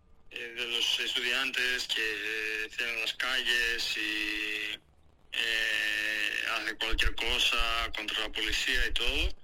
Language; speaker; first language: Spanish; non-native, fluent; Greek